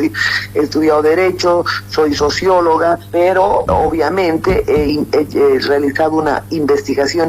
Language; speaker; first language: Spanish; native; Spanish